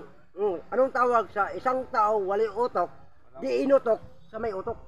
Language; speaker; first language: Filipino; non-native, local second language; Cebuano